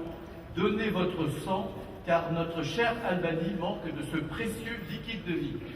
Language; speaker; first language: French; native; French